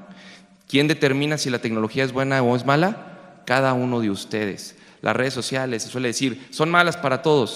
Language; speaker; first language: Spanish; native; Spanish